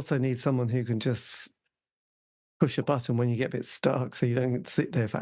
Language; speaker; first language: English; native; English